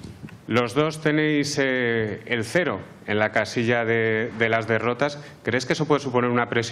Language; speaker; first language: Spanish; native; Spanish